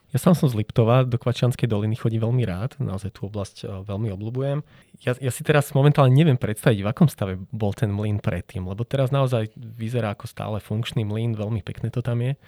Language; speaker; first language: Slovak; native; Slovak